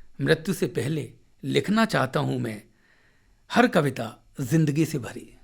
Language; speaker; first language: Hindi; native; Hindi